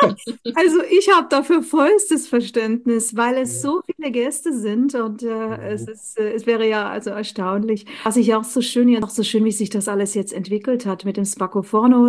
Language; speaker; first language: German; native; German